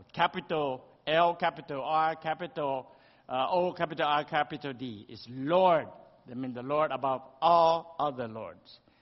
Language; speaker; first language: English; early bilingual, other home language; Vietnamese